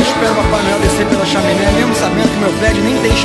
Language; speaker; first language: Portuguese; native; Portuguese